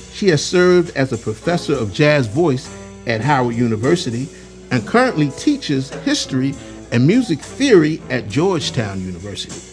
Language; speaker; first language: English; native; English